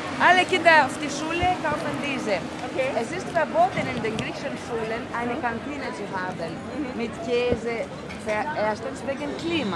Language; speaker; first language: German; non-native, fluent; Greek